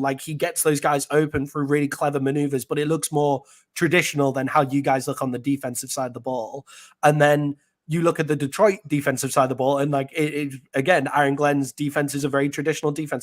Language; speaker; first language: English; native; English